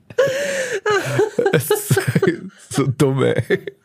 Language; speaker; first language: German; native; German